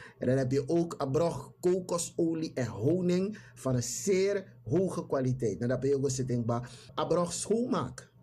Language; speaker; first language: Dutch; native; Dutch